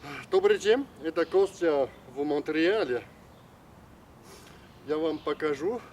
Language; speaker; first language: Russian; non-native, learner; Chinese